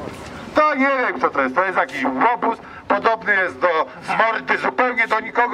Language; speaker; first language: Polish; native; Polish